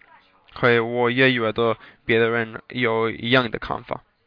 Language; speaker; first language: Chinese; non-native, learner; English